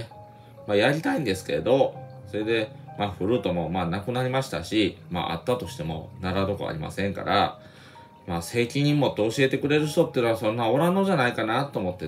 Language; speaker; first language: Japanese; native; Japanese